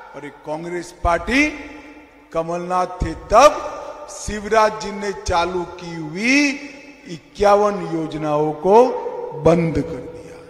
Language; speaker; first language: Hindi; non-native, local second language; Gujarati